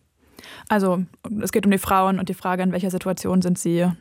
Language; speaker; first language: German; native; German